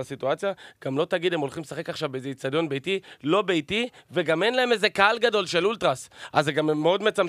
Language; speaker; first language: Hebrew; native; Hebrew